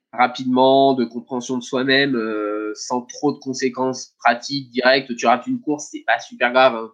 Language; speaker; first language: French; native; French